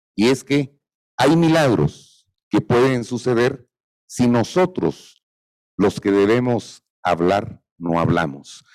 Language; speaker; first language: Spanish; native; Spanish